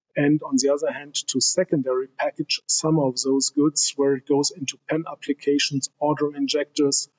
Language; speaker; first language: English; non-native, fluent; German